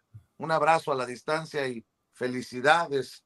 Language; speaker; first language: Spanish; native; Spanish